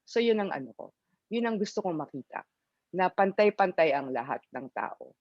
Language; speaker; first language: Filipino; native; Filipino